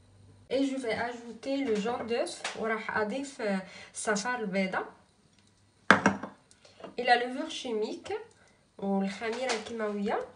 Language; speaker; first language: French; non-native, local second language; Arabic